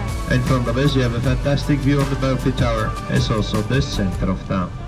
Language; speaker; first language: English; non-native, fluent; Dutch